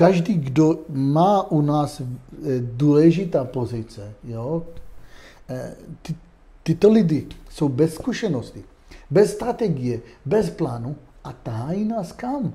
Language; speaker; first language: Czech; non-native, fluent; Hebrew